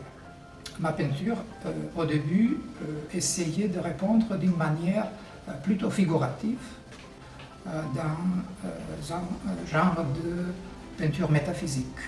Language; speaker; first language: French; non-native, fluent; Serbian